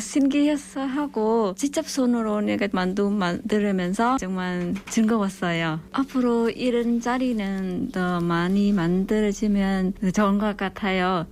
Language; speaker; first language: Korean; non-native, learner; Vietnamese